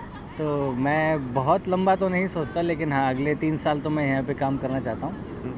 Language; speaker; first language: Hindi; native; Hindi